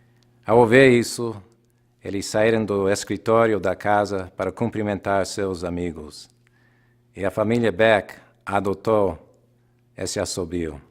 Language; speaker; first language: Portuguese; non-native, fluent; English